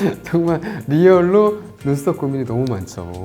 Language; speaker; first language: Korean; native; Korean